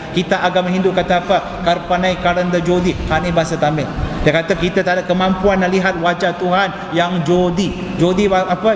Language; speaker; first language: Malay; non-native, local second language; Tamil